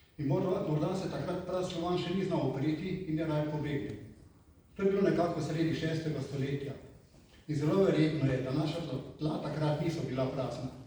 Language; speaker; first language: Slovenian; native; Slovenian